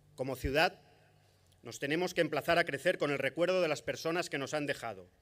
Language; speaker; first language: Spanish; non-native, local second language; Catalan